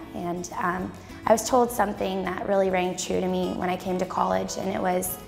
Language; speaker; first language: English; native; English